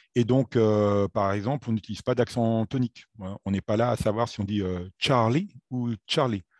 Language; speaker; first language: French; native; French